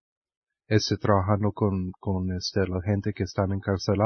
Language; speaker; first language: Spanish; early bilingual, heritage; Spanish